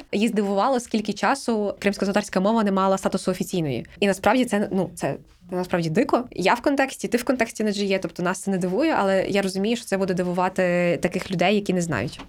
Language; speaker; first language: Ukrainian; native; Ukrainian